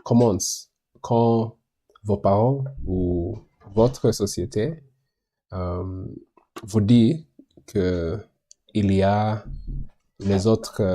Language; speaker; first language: French; non-native, learner; English